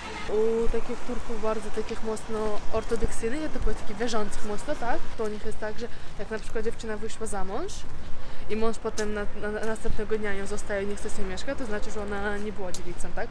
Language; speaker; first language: Polish; non-native, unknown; Uzbek